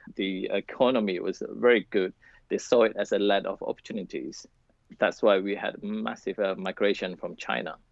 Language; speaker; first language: English; non-native, local second language; Malay